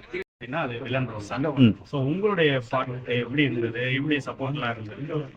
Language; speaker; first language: Tamil; native; Tamil